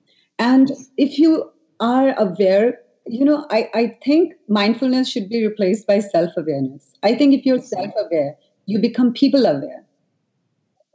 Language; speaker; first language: English; non-native, local second language; Hindi